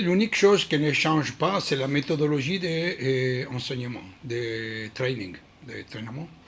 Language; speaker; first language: French; non-native, learner; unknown